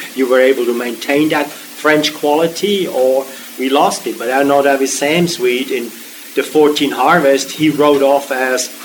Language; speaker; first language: English; non-native, fluent; German